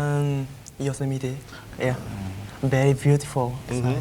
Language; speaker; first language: English; non-native, learner; Japanese